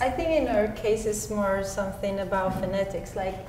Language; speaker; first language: English; non-native, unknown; Spanish